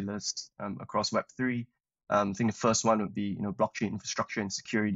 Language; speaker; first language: English; non-native, local second language; Chinese